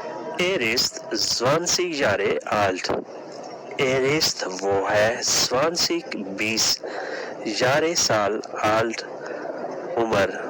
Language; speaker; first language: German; non-native, learner; Urdu